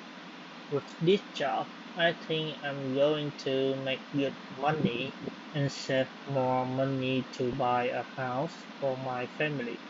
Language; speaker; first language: English; non-native, learner; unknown